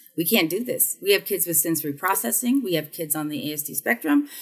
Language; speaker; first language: English; native; English